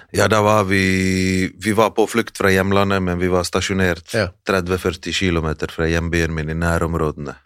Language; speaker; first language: Norwegian; early bilingual, other home language; Bosnian